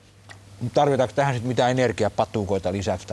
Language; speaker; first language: Finnish; native; Finnish